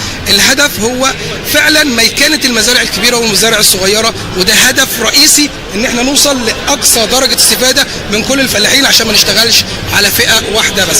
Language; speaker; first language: Arabic; native; Arabic